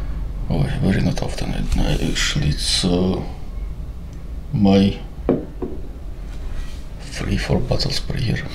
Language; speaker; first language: English; non-native, learner; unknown